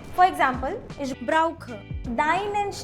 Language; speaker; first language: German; non-native, fluent; Hindi